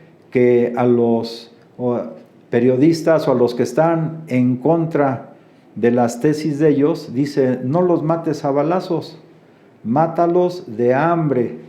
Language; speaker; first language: Spanish; native; Spanish